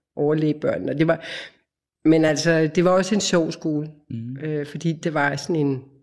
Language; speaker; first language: Danish; native; Danish